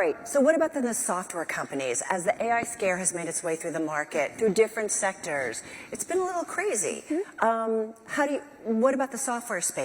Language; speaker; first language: English; native; English